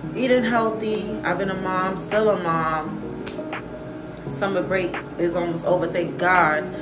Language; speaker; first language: English; native; English